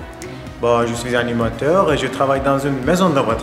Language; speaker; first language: French; non-native, learner; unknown